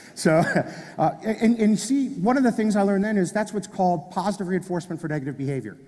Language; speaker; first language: English; native; English